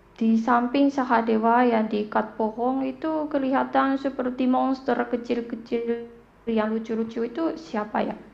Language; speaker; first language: Indonesian; non-native, fluent; Japanese